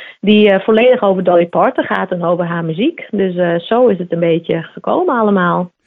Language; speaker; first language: Dutch; non-native, local second language; Western Frisian